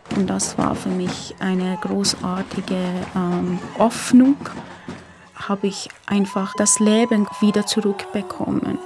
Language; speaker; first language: German; non-native, fluent; Persian